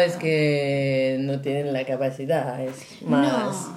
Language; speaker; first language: Spanish; non-native, learner; French